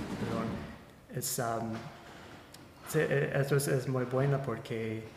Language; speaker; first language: Spanish; non-native, fluent; English